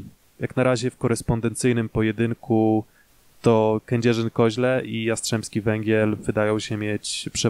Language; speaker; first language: Polish; native; Polish